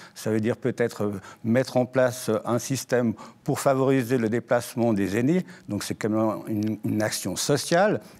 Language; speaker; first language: French; native; French